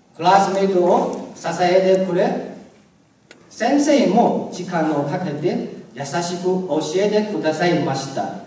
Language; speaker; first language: Japanese; non-native, learner; Chinese